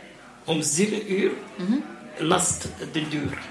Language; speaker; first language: Dutch; non-native, learner; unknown